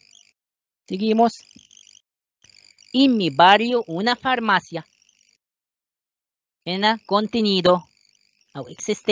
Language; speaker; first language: Spanish; non-native, fluent; Arabic